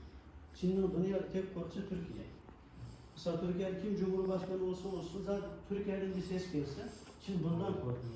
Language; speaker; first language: Turkish; non-native, learner; Uyghur